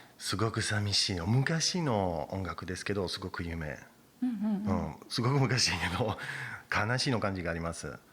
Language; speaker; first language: Japanese; non-native, learner; French